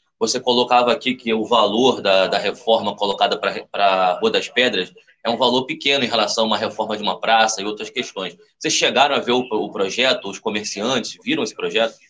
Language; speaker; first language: Portuguese; native; Portuguese